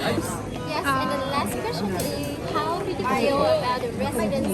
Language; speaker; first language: English; non-native, learner; Vietnamese